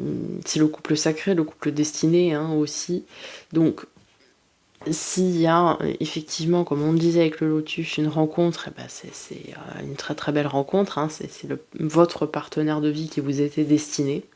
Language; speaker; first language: French; native; French